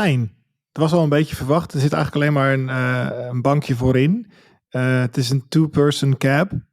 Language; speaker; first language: Dutch; native; Dutch